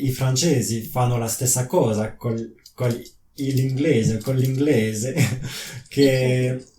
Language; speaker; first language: Italian; non-native, learner; French